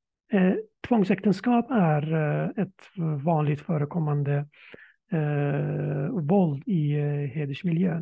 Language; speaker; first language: Swedish; non-native, fluent; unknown